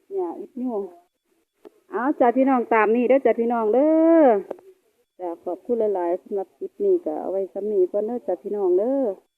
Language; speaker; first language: Thai; native; Thai